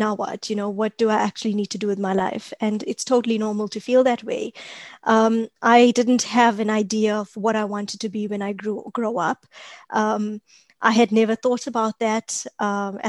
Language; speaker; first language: English; native; English